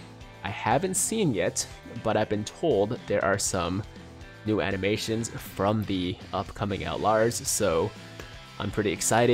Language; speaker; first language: English; native; English